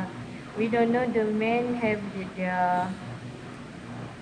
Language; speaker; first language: English; non-native, learner; Malay